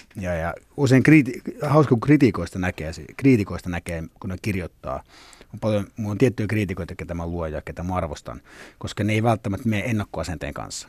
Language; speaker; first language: Finnish; early bilingual, other home language; Swedish